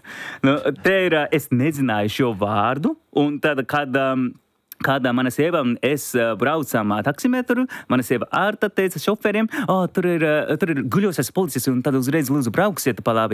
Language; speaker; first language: Latvian; non-native, learner; Japanese